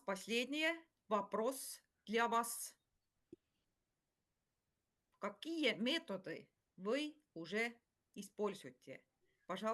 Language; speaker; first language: Russian; non-native, fluent; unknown